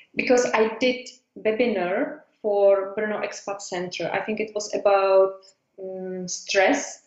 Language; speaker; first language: English; non-native, fluent; Czech